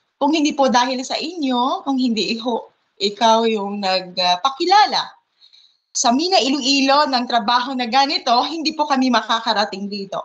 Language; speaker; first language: Filipino; non-native, local second language; Hiligaynon